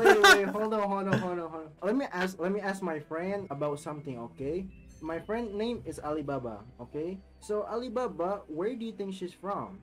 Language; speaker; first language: English; non-native, fluent; Indonesian